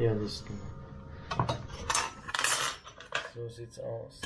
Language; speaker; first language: German; native; German